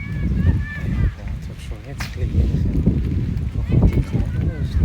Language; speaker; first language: German; native; German